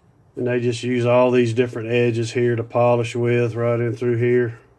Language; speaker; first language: English; native; English